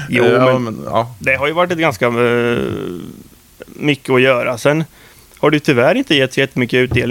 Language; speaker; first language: Swedish; native; Swedish